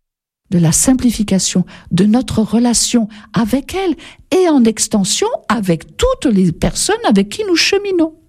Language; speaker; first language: French; native; French